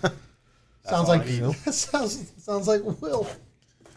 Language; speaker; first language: English; native; English